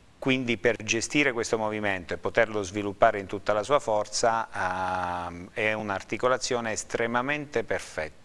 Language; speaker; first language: Italian; native; Italian